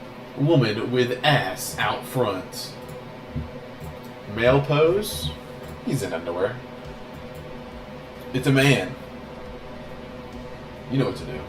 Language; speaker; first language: English; native; English